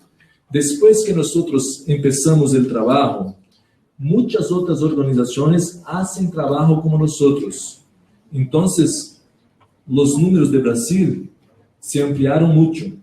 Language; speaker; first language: Spanish; non-native, learner; Portuguese